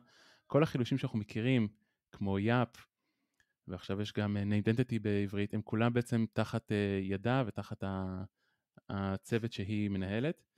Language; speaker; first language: Hebrew; native; Hebrew